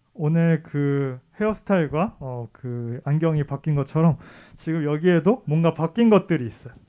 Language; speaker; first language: Korean; native; Korean